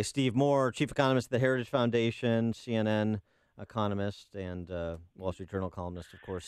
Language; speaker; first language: English; native; English